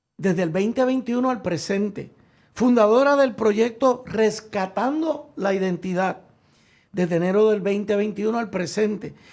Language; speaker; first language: Spanish; native; Spanish